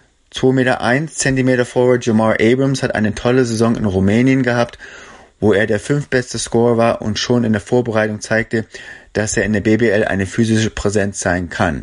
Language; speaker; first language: German; native; German